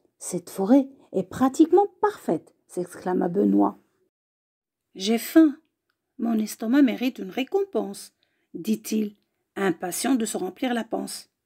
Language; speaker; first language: French; native; French